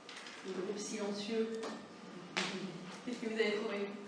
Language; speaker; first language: French; native; French